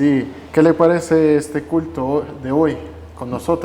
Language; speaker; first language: Spanish; non-native, fluent; Russian